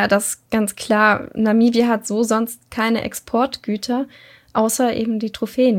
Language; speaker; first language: German; native; German